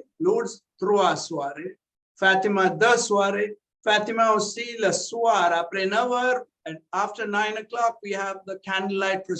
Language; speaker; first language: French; non-native, local second language; English